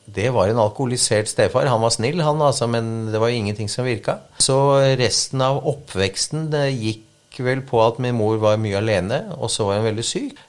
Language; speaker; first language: Norwegian; native; Norwegian